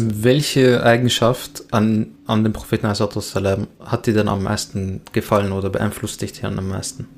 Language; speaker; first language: German; early bilingual, other home language; Arabic